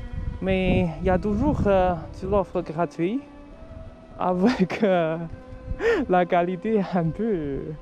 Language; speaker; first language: French; non-native, fluent; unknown